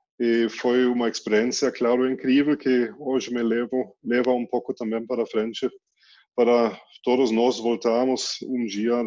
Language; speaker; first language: Portuguese; non-native, fluent; German